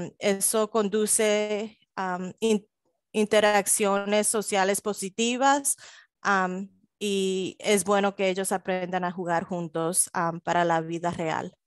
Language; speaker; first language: Spanish; early bilingual, heritage; Spanish